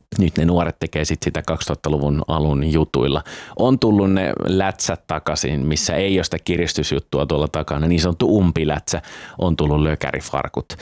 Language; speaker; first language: Finnish; native; Finnish